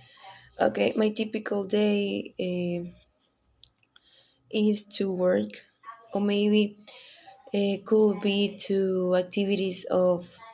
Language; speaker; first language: English; non-native, learner; Spanish